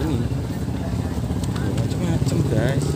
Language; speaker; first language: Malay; non-native, local second language; Javanese